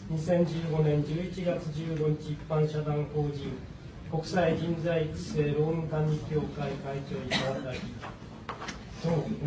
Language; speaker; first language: Japanese; native; Japanese